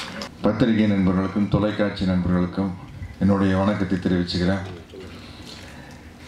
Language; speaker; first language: Tamil; native; Tamil